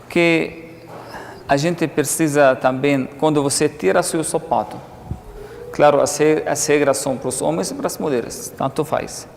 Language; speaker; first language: Portuguese; non-native, fluent; Arabic